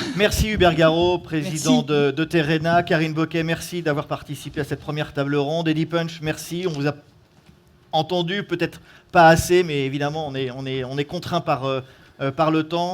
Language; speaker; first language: French; native; French